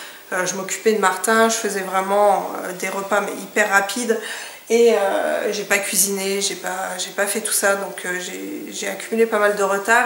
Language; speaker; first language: French; native; French